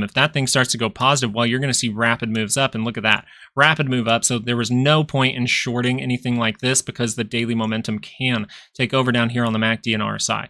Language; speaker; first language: English; native; English